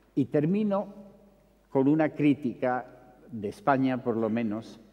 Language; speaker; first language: Spanish; non-native, fluent; English